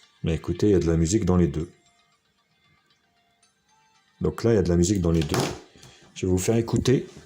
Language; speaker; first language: French; native; French